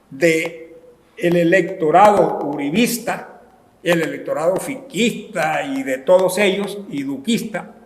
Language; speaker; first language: Spanish; native; Spanish